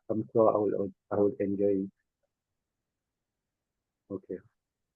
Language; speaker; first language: English; non-native, learner; French